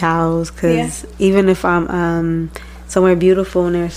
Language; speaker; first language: English; native; English